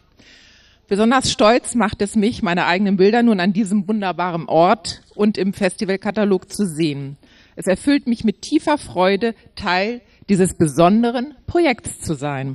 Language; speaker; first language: German; native; German